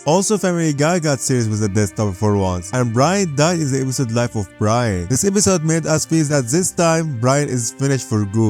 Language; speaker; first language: English; non-native, fluent; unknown